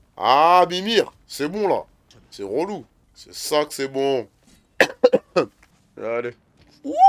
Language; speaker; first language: French; native; French